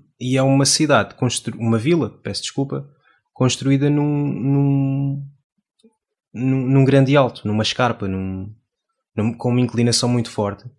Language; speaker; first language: Portuguese; native; Portuguese